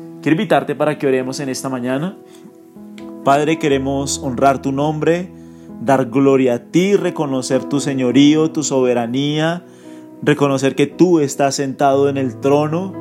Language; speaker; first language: Spanish; native; Spanish